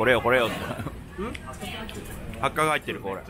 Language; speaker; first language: Japanese; native; Japanese